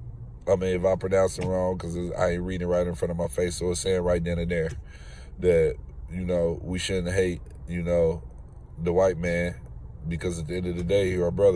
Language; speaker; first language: English; native; English